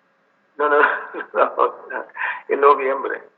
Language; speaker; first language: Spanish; non-native, learner; English